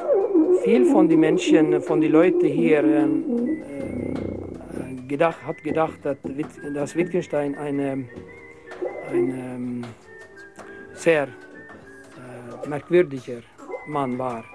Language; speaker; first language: German; non-native, learner; Norwegian